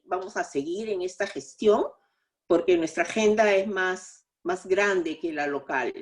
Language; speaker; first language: Spanish; native; Spanish